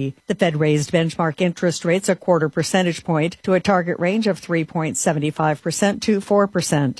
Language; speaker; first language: English; native; English